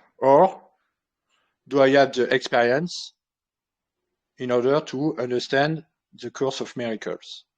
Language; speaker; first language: English; non-native, learner; French